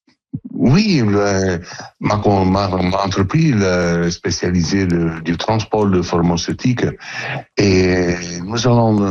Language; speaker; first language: French; non-native, learner; Italian